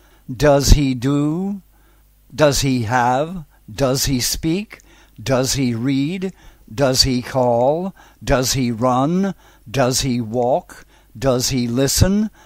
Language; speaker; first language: English; native; English